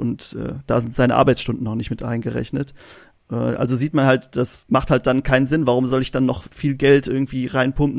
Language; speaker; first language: German; native; German